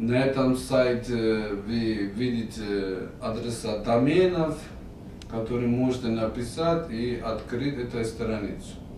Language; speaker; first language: Russian; non-native, fluent; Persian